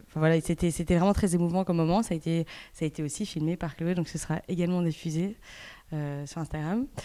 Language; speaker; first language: French; native; French